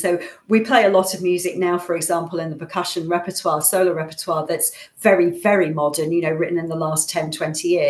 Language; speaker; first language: English; native; English